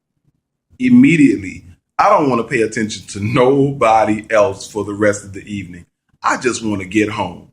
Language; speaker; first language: English; native; English